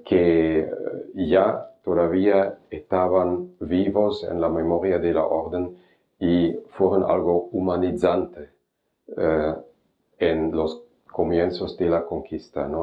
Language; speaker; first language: Spanish; non-native, fluent; German